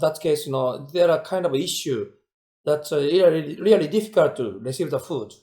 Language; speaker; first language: English; non-native, fluent; Japanese